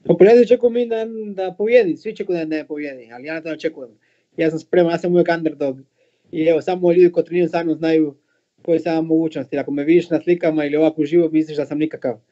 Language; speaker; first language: Bosnian; non-native, fluent; Spanish